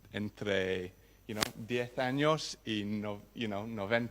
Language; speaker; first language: Spanish; non-native, learner; English